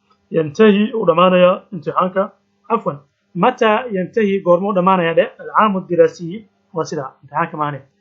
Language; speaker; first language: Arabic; non-native, fluent; Somali